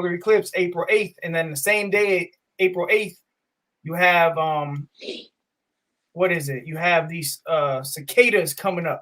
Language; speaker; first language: English; native; English